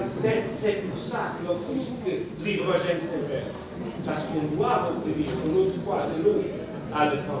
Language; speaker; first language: French; non-native, local second language; Arabic